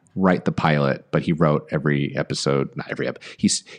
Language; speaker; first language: English; native; English